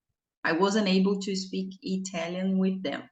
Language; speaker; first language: English; non-native, fluent; Portuguese